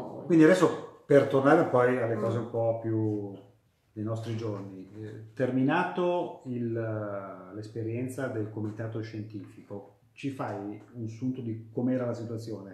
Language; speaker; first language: Italian; native; Italian